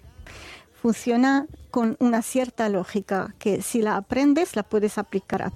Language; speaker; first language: Spanish; non-native, fluent; Arabic